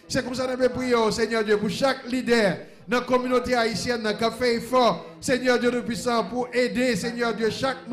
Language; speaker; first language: French; non-native, local second language; Haitian Creole